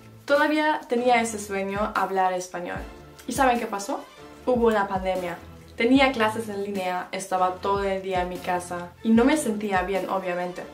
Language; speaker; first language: Spanish; non-native, fluent; German